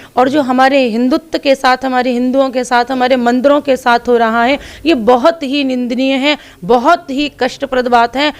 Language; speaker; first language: Hindi; native; Hindi